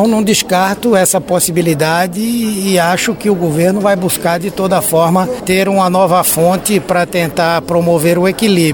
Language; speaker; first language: Portuguese; native; Portuguese